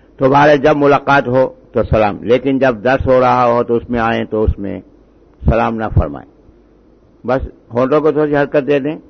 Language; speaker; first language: Urdu; native; Urdu